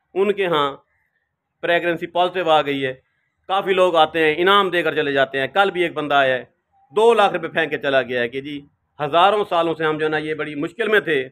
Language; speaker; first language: Urdu; non-native, local second language; Saraiki